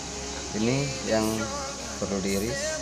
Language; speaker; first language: Indonesian; native; Indonesian